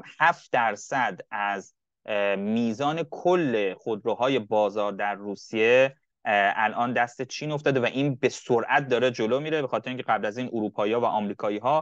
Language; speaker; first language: Persian; native; Persian